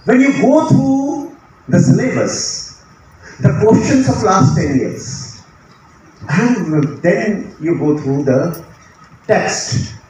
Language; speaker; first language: English; non-native, local second language; Marathi